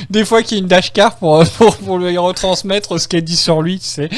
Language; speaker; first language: French; native; French